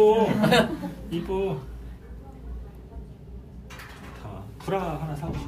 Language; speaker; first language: Korean; native; Korean